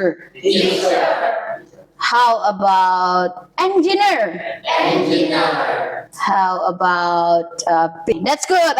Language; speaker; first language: English; non-native, learner; Indonesian